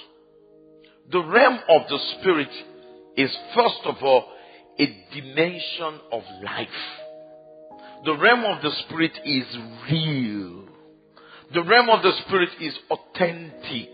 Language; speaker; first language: English; non-native, local second language; Yoruba